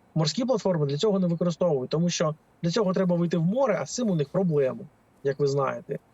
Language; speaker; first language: Ukrainian; native; Ukrainian